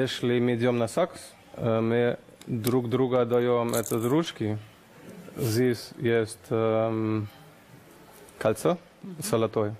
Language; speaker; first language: Russian; non-native, learner; German